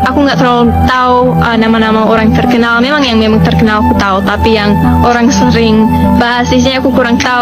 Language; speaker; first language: Indonesian; early bilingual, other home language; English